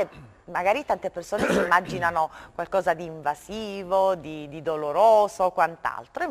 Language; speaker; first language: Italian; native; Italian